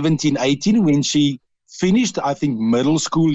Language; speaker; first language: English; non-native, local second language; Dutch